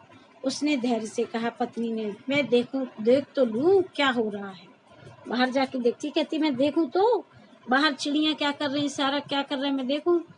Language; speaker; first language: Hindi; native; Hindi